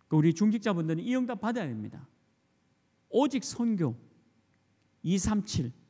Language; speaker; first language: Korean; native; Korean